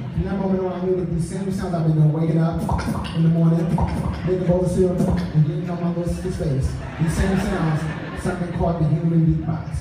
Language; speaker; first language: English; native; English